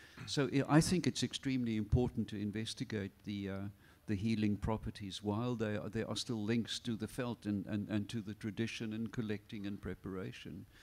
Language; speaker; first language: English; non-native, local second language; Afrikaans